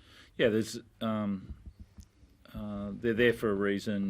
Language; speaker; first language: English; native; English